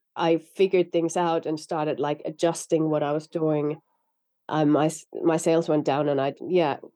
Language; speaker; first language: English; non-native, fluent; Finnish